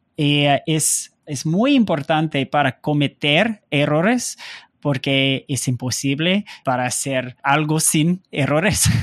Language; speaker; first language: Spanish; non-native, learner; English